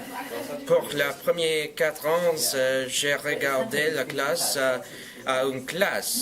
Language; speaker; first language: French; non-native, learner; English